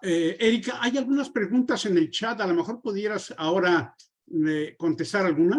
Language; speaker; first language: Spanish; native; Spanish